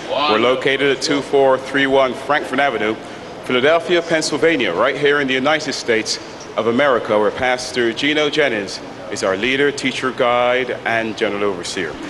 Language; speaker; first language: English; native; English